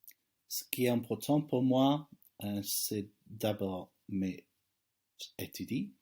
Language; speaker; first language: French; non-native, fluent; English